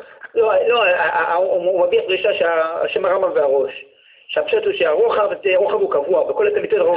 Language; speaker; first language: Hebrew; non-native, fluent; French